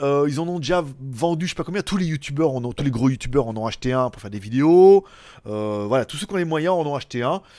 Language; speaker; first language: French; native; French